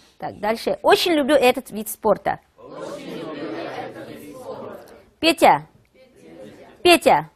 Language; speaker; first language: Russian; non-native, fluent; Chinese